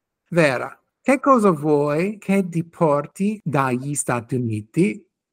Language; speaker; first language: Italian; non-native, fluent; English